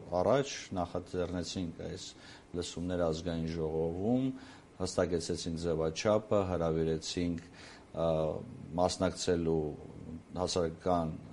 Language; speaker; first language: Armenian; native; Armenian